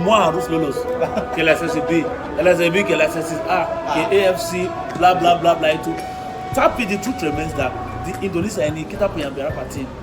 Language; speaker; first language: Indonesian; non-native, fluent; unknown